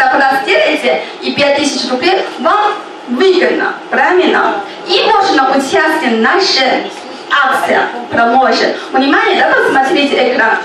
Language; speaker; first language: Russian; non-native, learner; Chinese